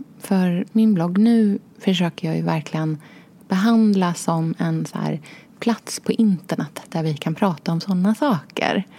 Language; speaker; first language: Swedish; native; Swedish